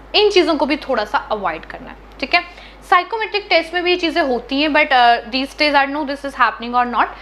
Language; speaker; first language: Hindi; native; Hindi